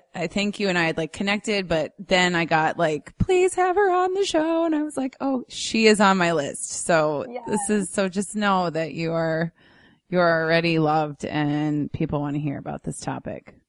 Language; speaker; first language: English; native; English